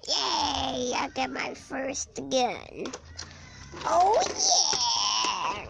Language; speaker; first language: English; native; English